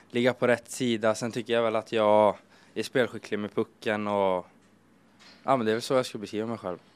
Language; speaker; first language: Swedish; native; Swedish